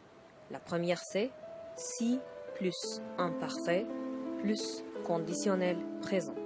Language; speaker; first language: French; non-native, fluent; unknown